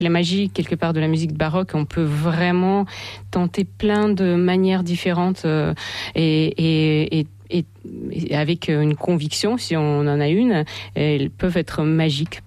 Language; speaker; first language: French; non-native, fluent; Russian